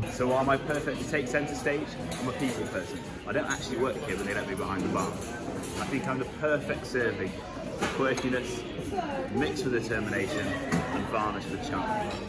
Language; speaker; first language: English; native; English